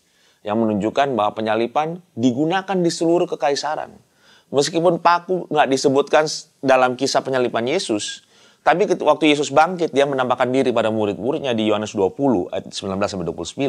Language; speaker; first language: Indonesian; native; Indonesian